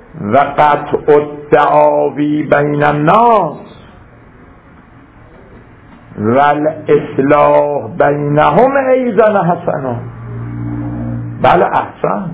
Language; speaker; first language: Persian; native; Persian